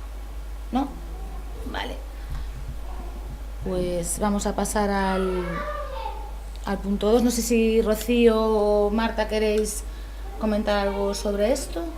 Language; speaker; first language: Spanish; native; Spanish